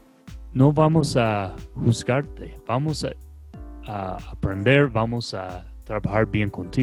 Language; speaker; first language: Spanish; non-native, fluent; English